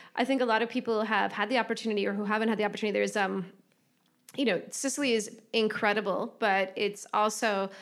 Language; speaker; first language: English; native; English